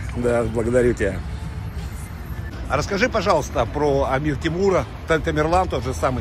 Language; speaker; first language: Russian; native; Russian